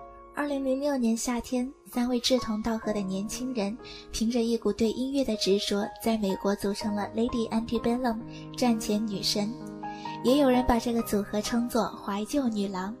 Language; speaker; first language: Chinese; native; Chinese